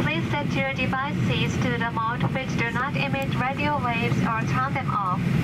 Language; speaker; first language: English; non-native, fluent; Japanese